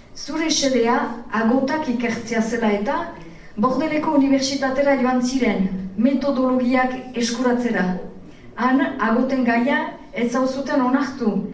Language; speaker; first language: Basque; native; Basque